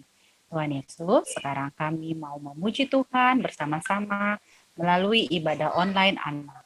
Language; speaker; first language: Indonesian; native; Indonesian